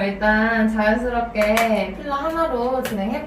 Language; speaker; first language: Korean; native; Korean